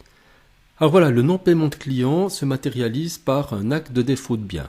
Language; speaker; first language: French; native; French